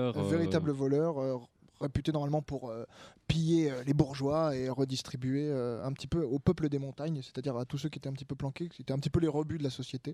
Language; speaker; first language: French; native; French